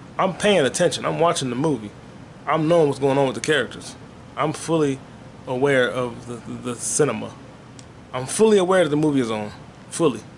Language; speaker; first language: English; native; English